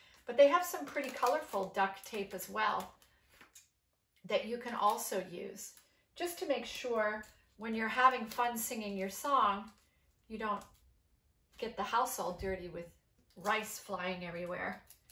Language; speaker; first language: English; native; English